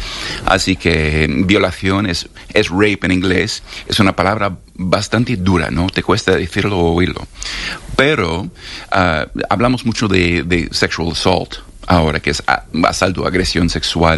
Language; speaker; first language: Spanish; non-native, fluent; English